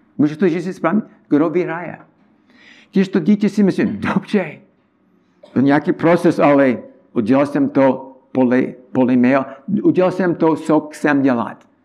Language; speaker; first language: Czech; non-native, learner; English